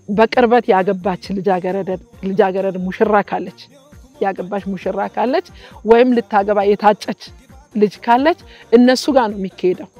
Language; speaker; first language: Amharic; non-native, local second language; Wolaytta